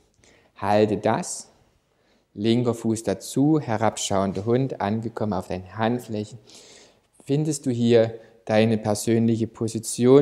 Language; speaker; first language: German; native; German